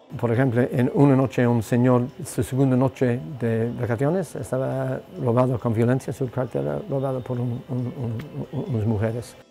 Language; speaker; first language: Spanish; non-native, fluent; English